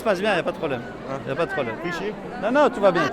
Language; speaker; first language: French; native; French